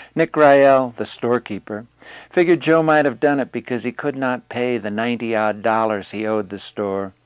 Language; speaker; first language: English; native; English